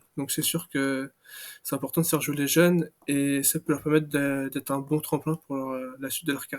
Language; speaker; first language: French; native; French